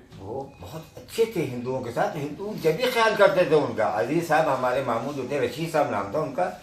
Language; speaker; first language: Urdu; native; Urdu